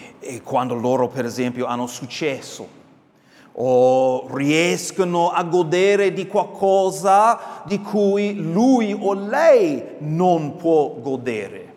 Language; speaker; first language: Italian; non-native, fluent; English